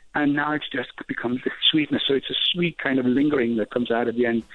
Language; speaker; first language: English; non-native, fluent; Danish